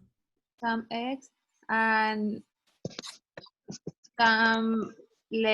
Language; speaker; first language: English; non-native, learner; Spanish